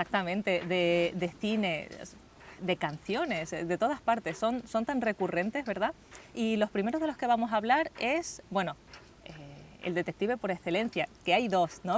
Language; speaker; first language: Spanish; native; Spanish